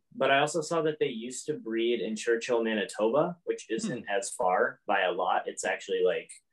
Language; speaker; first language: English; native; English